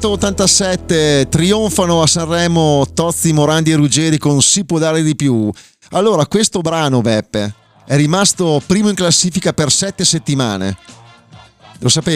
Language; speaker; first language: Italian; native; Italian